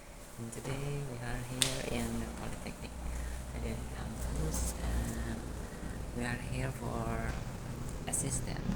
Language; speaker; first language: English; non-native, learner; Indonesian